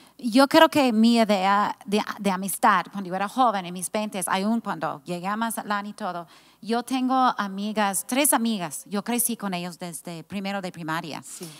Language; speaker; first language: Spanish; non-native, fluent; English